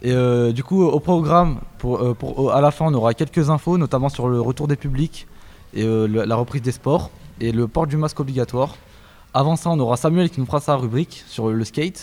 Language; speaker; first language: French; native; French